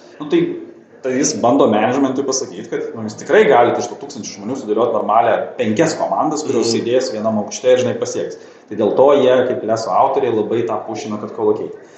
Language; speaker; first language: Lithuanian; native; Lithuanian